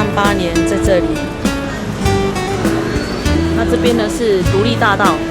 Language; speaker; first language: Chinese; native; Chinese